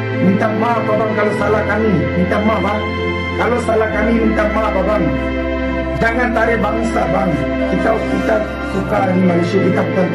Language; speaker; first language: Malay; non-native, fluent; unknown